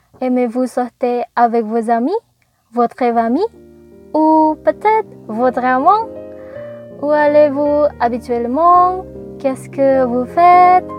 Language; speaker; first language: French; non-native, learner; Indonesian